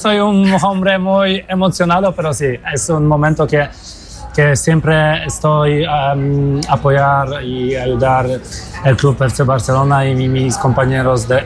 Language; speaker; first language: Spanish; non-native, learner; Polish